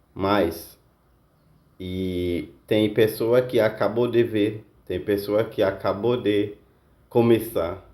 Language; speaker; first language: Portuguese; non-native, learner; Haitian Creole